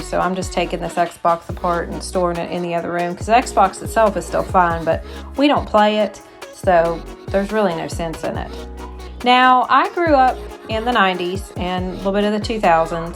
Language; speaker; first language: English; native; English